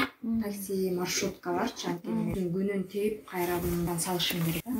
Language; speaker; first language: Kyrgyz; native; Kyrgyz